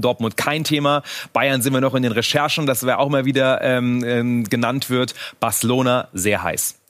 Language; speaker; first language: German; native; German